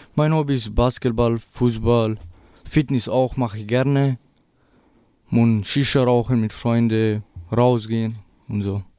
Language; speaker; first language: German; non-native, learner; Albanian